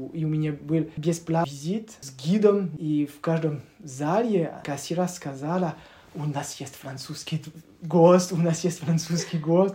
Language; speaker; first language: Russian; non-native, learner; French